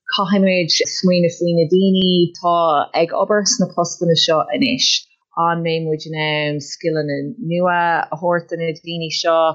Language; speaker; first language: Irish; non-native, local second language; English